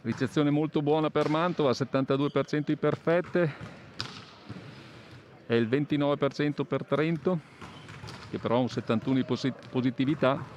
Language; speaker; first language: Italian; native; Italian